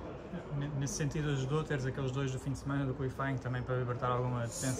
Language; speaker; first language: Portuguese; native; Portuguese